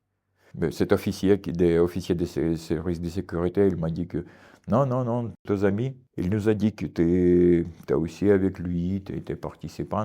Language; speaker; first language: French; non-native, fluent; Russian